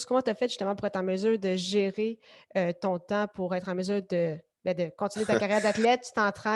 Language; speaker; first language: French; native; French